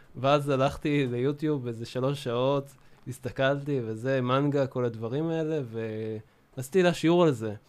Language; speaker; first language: Hebrew; native; Hebrew